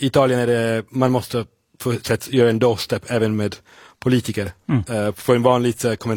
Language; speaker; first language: Swedish; non-native, fluent; Italian